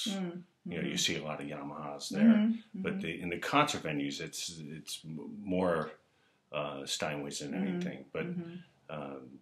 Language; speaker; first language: English; native; English